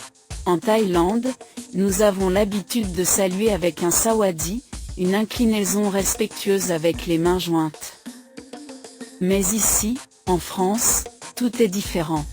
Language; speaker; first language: French; non-native, fluent; Thai